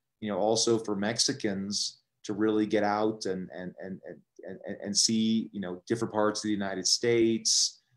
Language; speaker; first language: English; early bilingual, other home language; Spanish